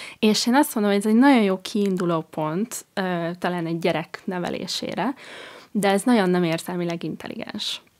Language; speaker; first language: Hungarian; non-native, fluent; English